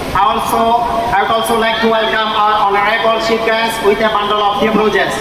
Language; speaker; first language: English; non-native, local second language; Bangla